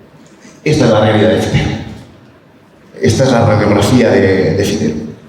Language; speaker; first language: Spanish; native; Spanish